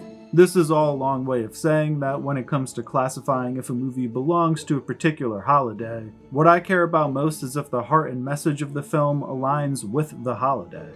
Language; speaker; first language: English; native; English